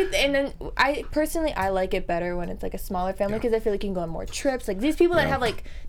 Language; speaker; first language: English; early bilingual, other home language; Spanish